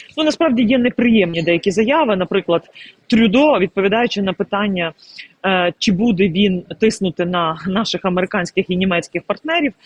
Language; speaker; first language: Ukrainian; native; Ukrainian